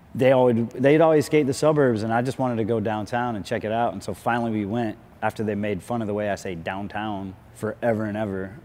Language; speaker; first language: English; native; English